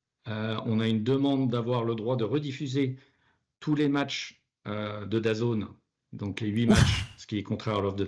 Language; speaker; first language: French; native; French